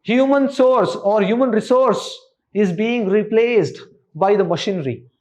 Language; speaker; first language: English; non-native, local second language; Kannada